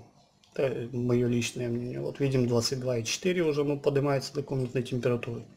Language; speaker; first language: Russian; native; Russian